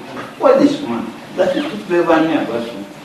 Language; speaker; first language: German; non-native, learner; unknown